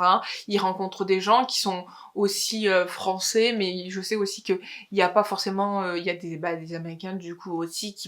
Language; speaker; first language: French; native; French